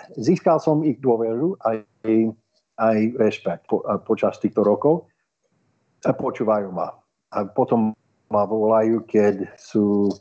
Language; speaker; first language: Slovak; non-native, fluent; English